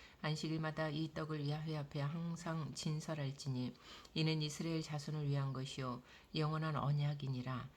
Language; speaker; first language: Korean; native; Korean